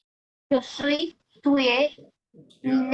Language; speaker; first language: French; non-native, learner; Bangla